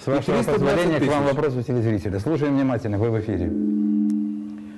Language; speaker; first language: Russian; native; Russian